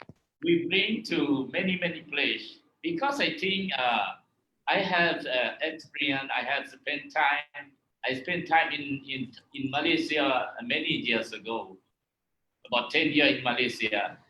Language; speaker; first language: English; non-native, learner; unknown